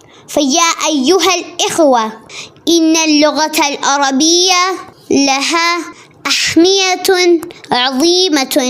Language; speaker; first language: Arabic; non-native, learner; Malayalam